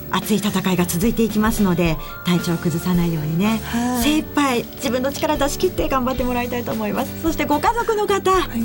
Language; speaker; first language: Japanese; native; Japanese